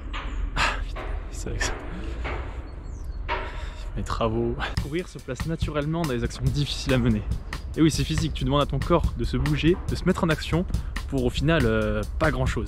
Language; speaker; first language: French; native; French